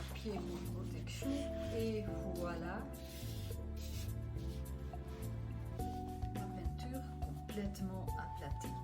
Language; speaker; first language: French; non-native, fluent; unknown